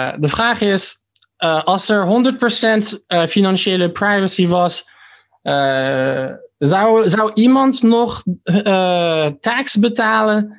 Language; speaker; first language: Dutch; early bilingual, heritage; Dutch